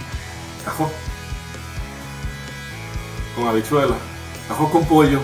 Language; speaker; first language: Spanish; native; Spanish